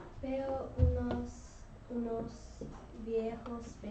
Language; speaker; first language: Spanish; non-native, learner; English